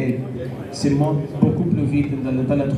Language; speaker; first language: French; non-native, learner; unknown